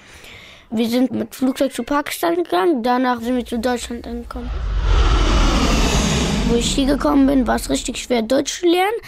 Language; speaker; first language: German; early bilingual, other home language; Pashto